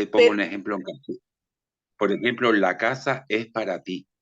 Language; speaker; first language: Spanish; native; Spanish